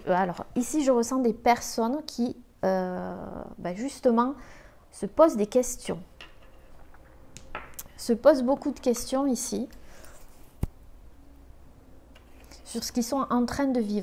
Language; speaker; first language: French; native; French